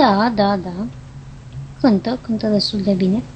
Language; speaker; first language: Romanian; native; Romanian